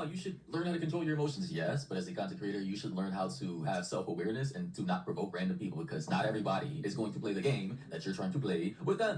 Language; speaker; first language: English; native; English